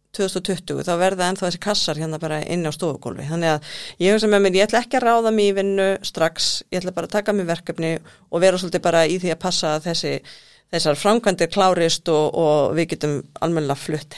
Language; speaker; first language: Icelandic; native; Icelandic